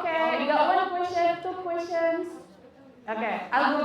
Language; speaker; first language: English; non-native, fluent; Indonesian